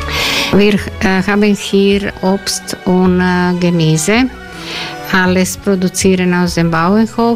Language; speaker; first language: German; non-native, learner; Croatian